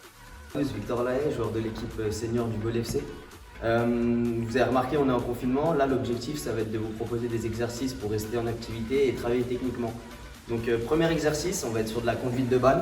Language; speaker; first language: French; native; French